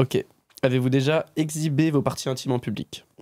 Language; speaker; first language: French; native; French